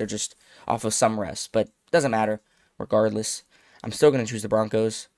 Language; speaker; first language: English; native; English